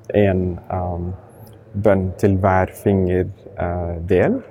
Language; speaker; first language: Norwegian; non-native, fluent; Arabic